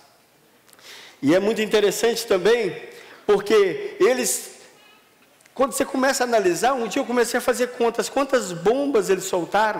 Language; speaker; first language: Portuguese; native; Portuguese